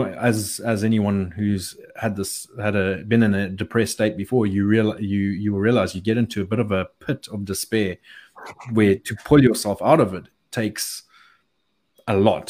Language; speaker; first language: English; native; English